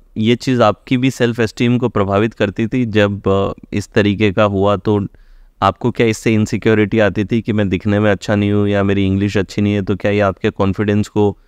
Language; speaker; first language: Hindi; native; Hindi